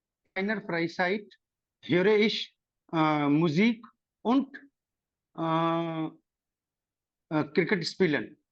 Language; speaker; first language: German; non-native, learner; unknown